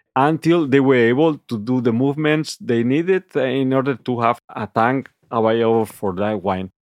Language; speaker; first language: English; non-native, fluent; Catalan